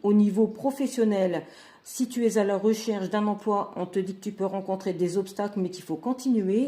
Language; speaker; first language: French; native; French